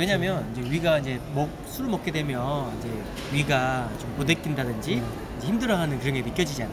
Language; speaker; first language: Korean; native; Korean